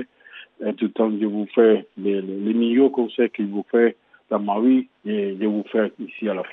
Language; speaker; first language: French; non-native, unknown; Spanish